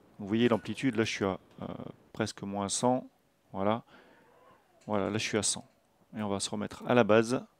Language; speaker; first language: French; native; French